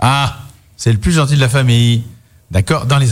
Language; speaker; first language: French; native; French